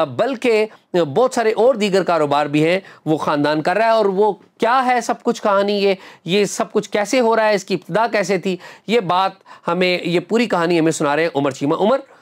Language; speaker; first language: Urdu; native; Urdu